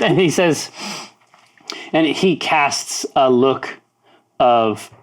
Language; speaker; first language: English; native; English